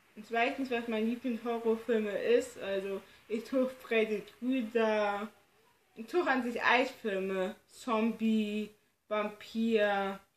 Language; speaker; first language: German; early bilingual, other home language; Turkish